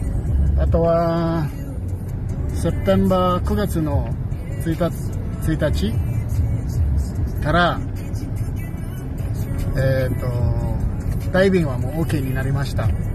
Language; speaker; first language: Japanese; non-native, fluent; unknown